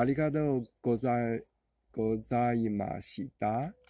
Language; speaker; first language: Japanese; non-native, learner; Chinese